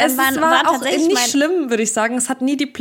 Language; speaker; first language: German; early bilingual, other home language; Russian